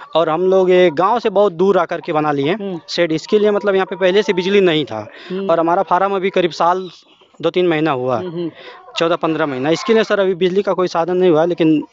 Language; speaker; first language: Hindi; native; Hindi